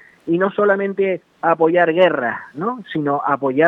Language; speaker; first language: Spanish; native; Spanish